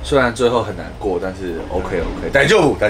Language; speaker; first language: Chinese; native; Chinese